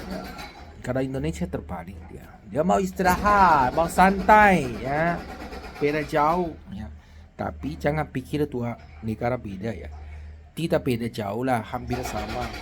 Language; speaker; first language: Indonesian; non-native, learner; Chinese